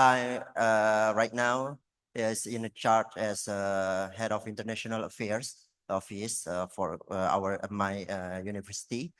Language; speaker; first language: English; non-native, fluent; Indonesian